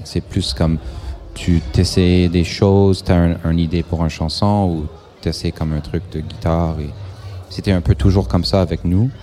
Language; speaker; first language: French; non-native, local second language; English